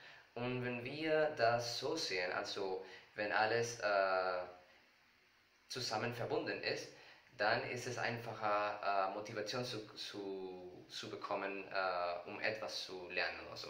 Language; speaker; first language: German; non-native, learner; Spanish